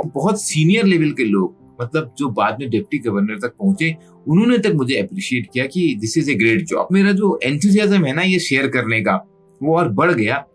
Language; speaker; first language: Hindi; native; Hindi